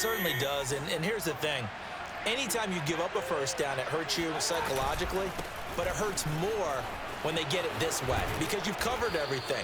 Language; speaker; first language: English; native; English